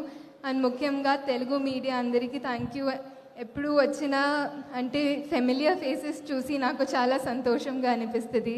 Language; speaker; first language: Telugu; non-native, fluent; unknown